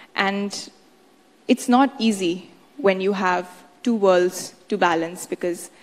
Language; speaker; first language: English; non-native, local second language; Hindi